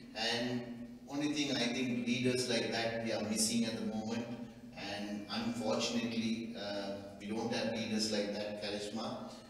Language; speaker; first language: English; non-native, local second language; Sinhala